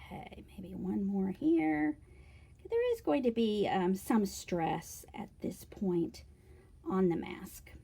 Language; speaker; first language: English; native; English